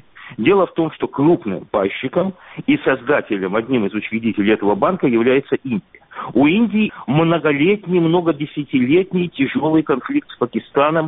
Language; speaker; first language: Russian; native; Russian